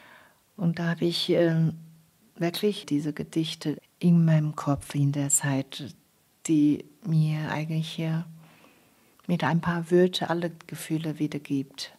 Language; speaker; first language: German; non-native, fluent; Chinese